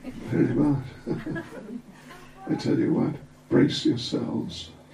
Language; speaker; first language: English; native; English